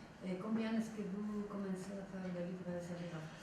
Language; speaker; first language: French; non-native, learner; Spanish